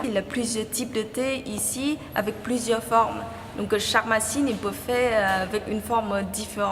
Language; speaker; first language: French; non-native, fluent; Vietnamese